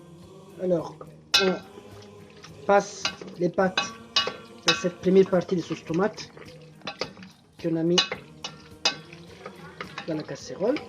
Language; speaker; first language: French; non-native, fluent; Italian